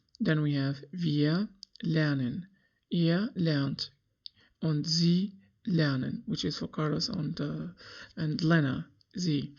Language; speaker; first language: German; non-native, learner; English